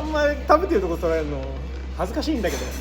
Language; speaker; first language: Japanese; native; Japanese